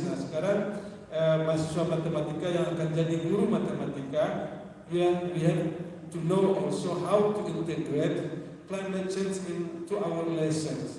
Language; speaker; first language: Indonesian; native; Indonesian